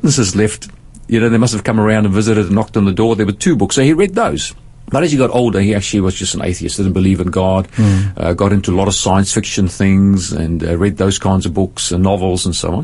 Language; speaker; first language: English; native; English